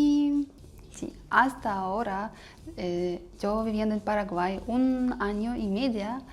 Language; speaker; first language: Spanish; non-native, learner; Russian